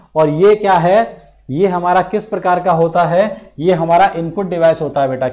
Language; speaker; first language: Hindi; native; Hindi